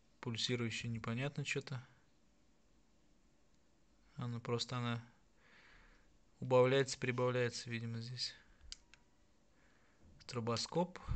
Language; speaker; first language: Russian; native; Russian